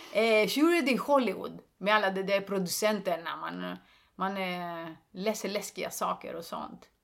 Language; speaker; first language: Swedish; non-native, fluent; Greek